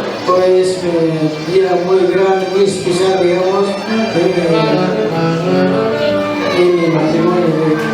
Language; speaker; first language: Spanish; non-native, local second language; Quechua